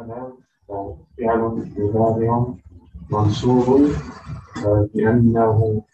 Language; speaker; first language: Arabic; non-native, learner; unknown